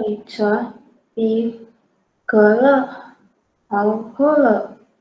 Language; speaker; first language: Chinese; non-native, learner; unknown